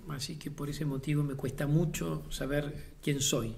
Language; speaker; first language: Spanish; native; Spanish